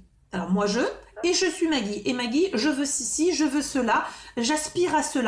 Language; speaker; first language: French; native; French